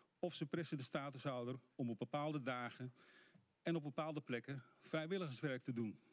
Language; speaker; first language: Dutch; native; Dutch